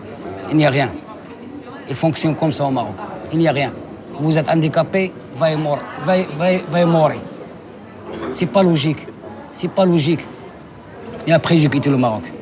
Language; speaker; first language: French; non-native, learner; Arabic